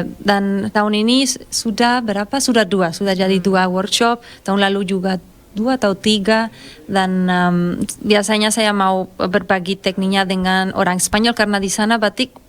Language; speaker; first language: Indonesian; non-native, fluent; Spanish